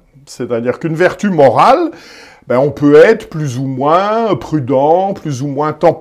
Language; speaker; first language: French; native; French